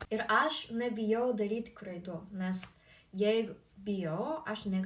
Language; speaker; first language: Lithuanian; non-native, fluent; Japanese